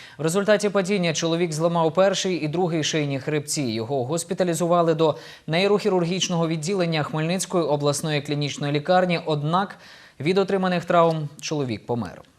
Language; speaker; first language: Ukrainian; native; Ukrainian